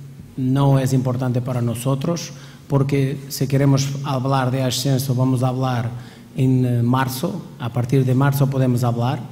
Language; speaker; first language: Spanish; non-native, fluent; Portuguese